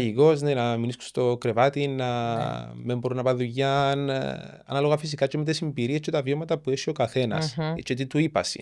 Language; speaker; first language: Greek; native; Greek